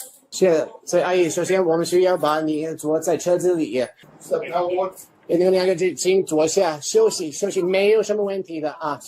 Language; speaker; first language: Chinese; non-native, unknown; English